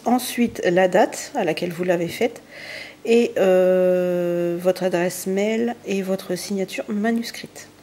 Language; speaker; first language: French; native; French